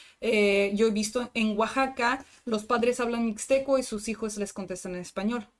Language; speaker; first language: Spanish; non-native, fluent; Russian